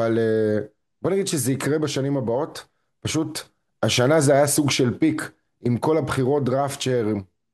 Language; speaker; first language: Hebrew; native; Hebrew